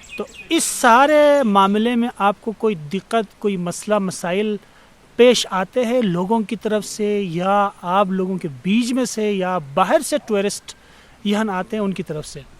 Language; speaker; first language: Urdu; non-native, local second language; Khowar